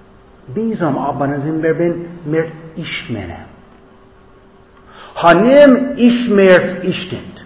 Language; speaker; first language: Hungarian; non-native, fluent; English